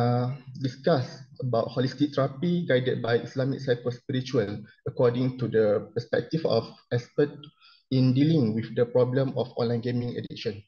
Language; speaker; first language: English; non-native, local second language; Malay